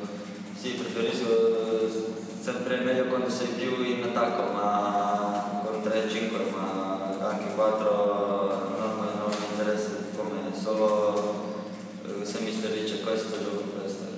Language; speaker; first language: Italian; non-native, learner; Croatian